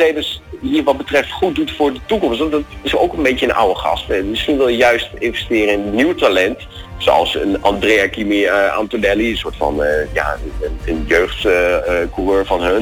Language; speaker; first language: Dutch; native; Dutch